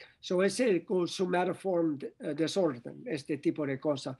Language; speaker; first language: Spanish; non-native, learner; English